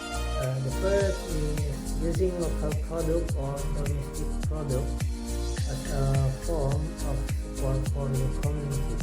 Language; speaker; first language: English; non-native, learner; Indonesian